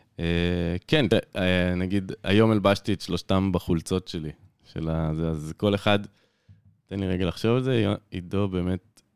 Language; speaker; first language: Hebrew; native; Hebrew